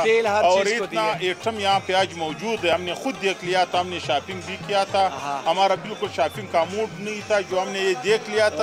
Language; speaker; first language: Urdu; non-native, local second language; Pashto